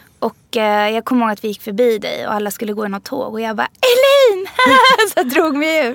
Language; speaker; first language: Swedish; early bilingual, other home language; Persian